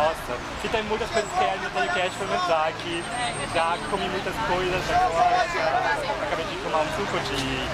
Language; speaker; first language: Portuguese; non-native, fluent; German